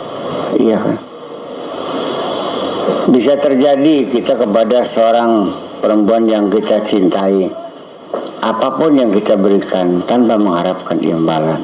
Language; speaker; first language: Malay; non-native, local second language; Javanese